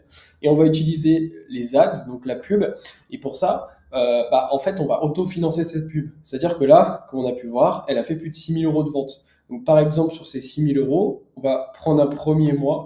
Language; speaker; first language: French; native; French